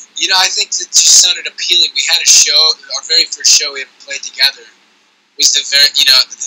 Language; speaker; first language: English; native; English